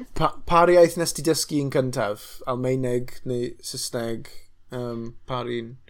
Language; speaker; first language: Welsh; non-native, local second language; English